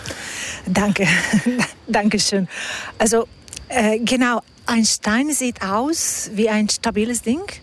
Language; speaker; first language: German; non-native, fluent; Hungarian